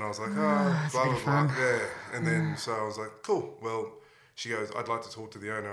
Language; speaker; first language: English; native; English